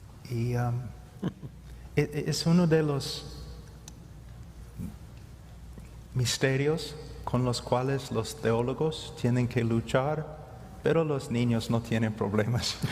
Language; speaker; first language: Spanish; non-native, fluent; English